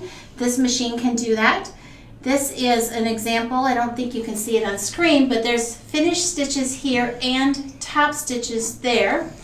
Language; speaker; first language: English; native; English